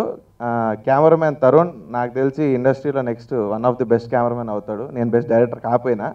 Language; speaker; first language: Telugu; native; Telugu